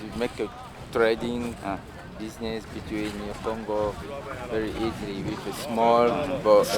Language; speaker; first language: English; non-native, fluent; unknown